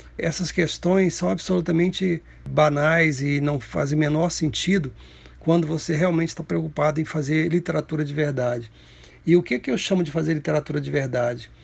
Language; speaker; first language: Portuguese; native; Portuguese